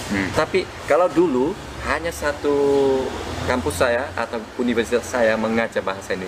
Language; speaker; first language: Indonesian; non-native, fluent; Vietnamese